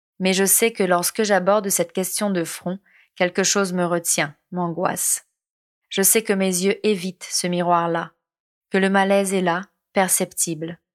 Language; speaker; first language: French; non-native, local second language; Morisyen